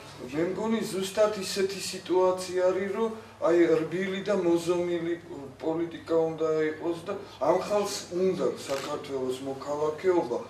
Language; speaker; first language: Georgian; non-native, local second language; Armenian